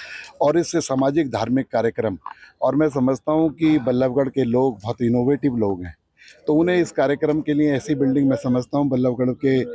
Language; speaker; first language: Hindi; native; Hindi